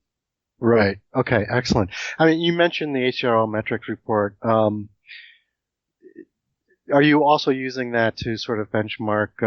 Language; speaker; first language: English; native; English